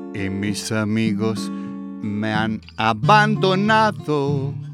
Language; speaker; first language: Spanish; native; Spanish